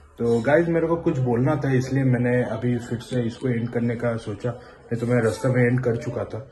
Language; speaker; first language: Hindi; non-native, local second language; Bangla